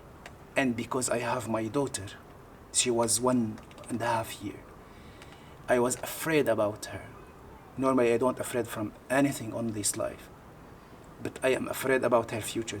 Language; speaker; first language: English; non-native, learner; Arabic